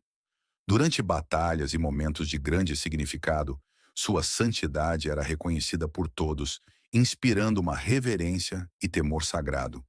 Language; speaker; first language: Portuguese; native; Portuguese